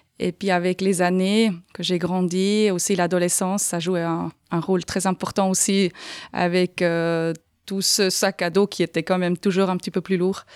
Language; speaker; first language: French; non-native, fluent; Swiss German